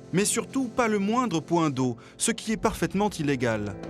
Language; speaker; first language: French; native; French